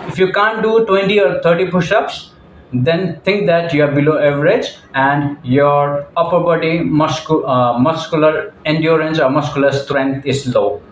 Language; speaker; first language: English; non-native, local second language; Nepali